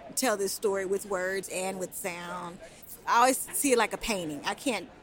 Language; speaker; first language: English; native; English